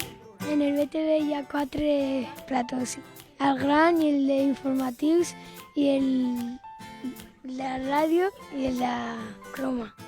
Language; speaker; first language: Catalan; non-native, local second language; Spanish